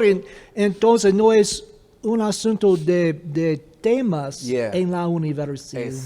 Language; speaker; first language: Spanish; non-native, fluent; English